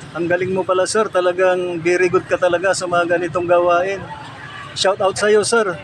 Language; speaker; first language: Filipino; non-native, local second language; Pangasinan